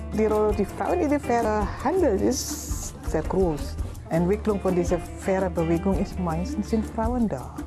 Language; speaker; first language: German; non-native, learner; Indonesian